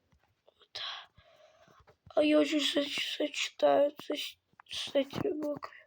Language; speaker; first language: Russian; native; Russian